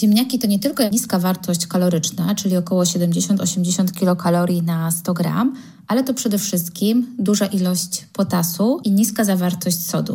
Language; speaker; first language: Polish; native; Polish